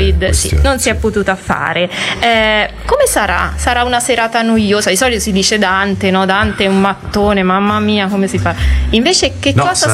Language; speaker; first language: Italian; native; Italian